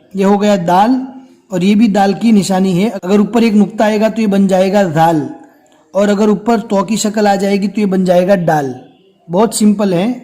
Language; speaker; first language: Hindi; native; Hindi